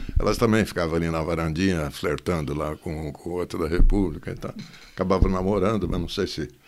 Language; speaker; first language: Portuguese; native; Portuguese